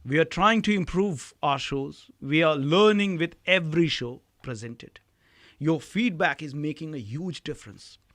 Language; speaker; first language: English; non-native, local second language; Hindi